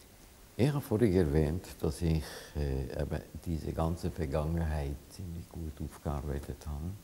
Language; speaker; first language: German; non-native, fluent; Hungarian